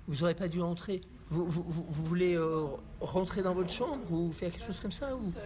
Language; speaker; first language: French; native; French